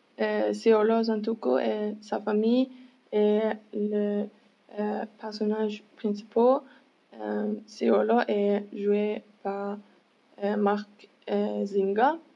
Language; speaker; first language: French; non-native, learner; English